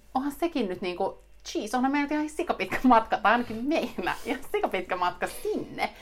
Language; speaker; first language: Finnish; native; Finnish